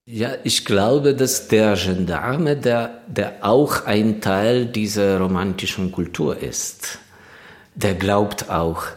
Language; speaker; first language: German; non-native, fluent; Ukrainian